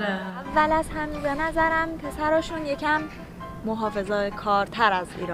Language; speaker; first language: Persian; native; Persian